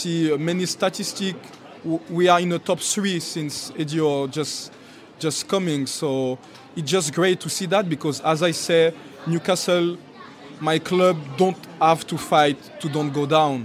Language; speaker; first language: English; non-native, fluent; French